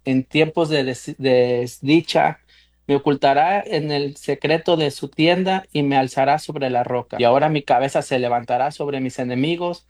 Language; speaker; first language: Spanish; native; Spanish